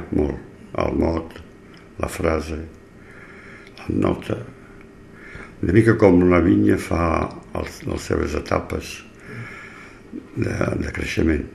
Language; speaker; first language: Catalan; native; Catalan